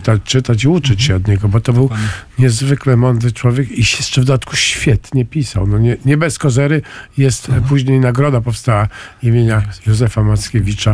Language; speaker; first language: Polish; native; Polish